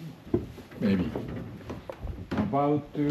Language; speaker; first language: English; non-native, learner; Japanese